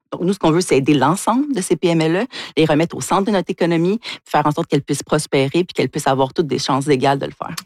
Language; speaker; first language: French; native; French